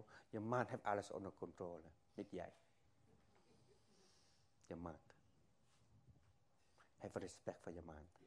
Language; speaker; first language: Dutch; non-native, fluent; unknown